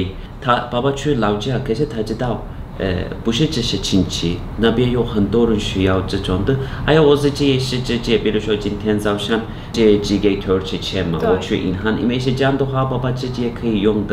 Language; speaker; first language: Chinese; non-native, fluent; Turkish